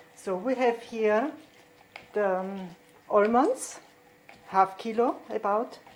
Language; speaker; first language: English; non-native, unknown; German